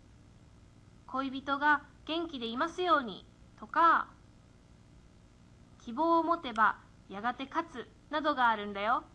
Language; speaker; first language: Japanese; native; Japanese